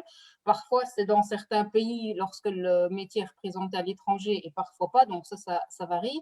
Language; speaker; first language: French; native; French